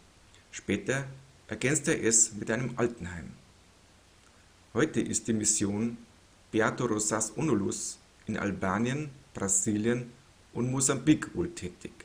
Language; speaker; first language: German; native; German